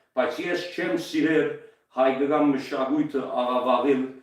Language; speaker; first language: Armenian; early bilingual, heritage; Armenian